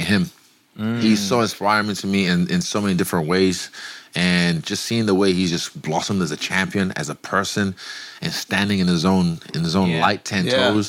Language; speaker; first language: English; non-native, local second language; Yoruba